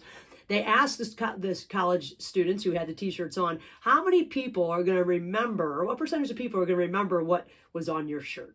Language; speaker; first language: English; native; English